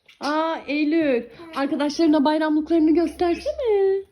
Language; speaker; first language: Turkish; native; Turkish